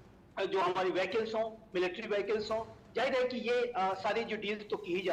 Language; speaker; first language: Hindi; native; Hindi